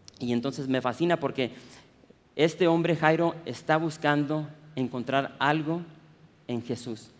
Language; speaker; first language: Spanish; early bilingual, heritage; Spanish